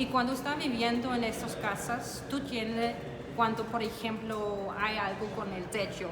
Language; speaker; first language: Spanish; non-native, learner; Danish